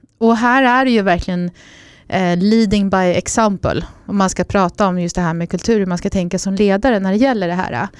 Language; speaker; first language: Swedish; native; Swedish